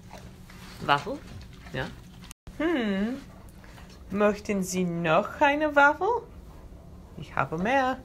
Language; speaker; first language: German; non-native, learner; English